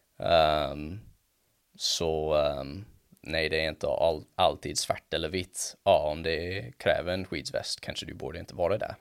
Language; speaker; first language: Swedish; non-native, fluent; English